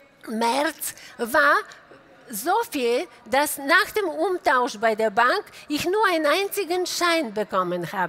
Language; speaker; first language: German; non-native, fluent; Bulgarian